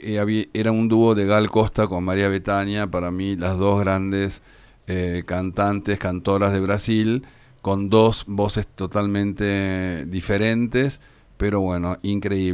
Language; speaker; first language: Spanish; native; Spanish